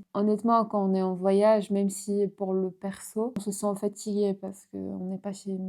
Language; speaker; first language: French; non-native, fluent; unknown